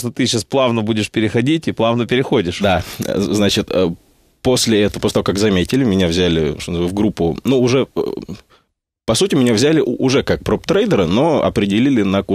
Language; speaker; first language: Russian; native; Russian